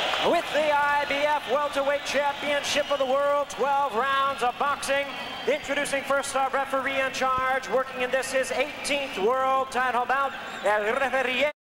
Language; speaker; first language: English; native; English